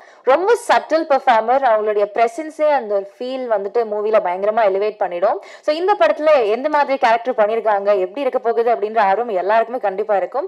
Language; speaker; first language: Tamil; native; Tamil